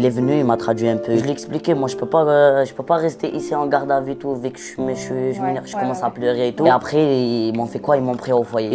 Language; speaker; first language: French; non-native, local second language; Arabic